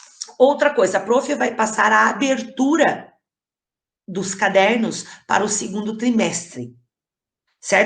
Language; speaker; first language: Portuguese; native; Portuguese